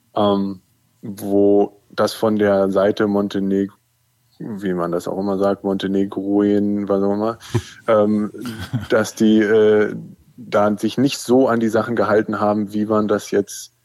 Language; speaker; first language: German; native; German